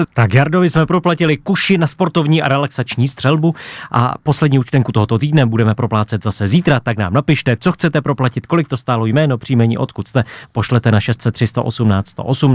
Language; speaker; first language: Czech; native; Czech